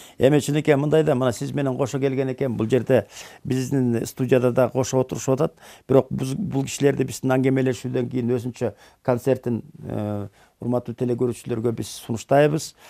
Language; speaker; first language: Kyrgyz; native; Kyrgyz